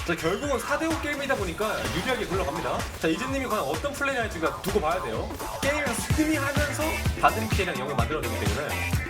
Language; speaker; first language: Korean; native; Korean